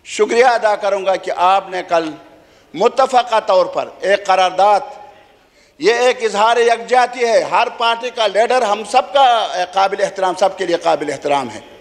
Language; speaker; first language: Urdu; non-native, local second language; Khowar